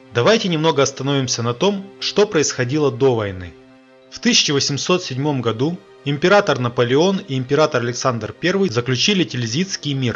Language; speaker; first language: Russian; native; Russian